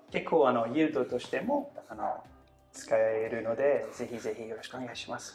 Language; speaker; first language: Japanese; non-native, fluent; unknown